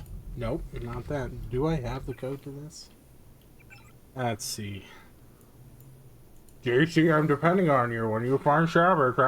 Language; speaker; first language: English; native; English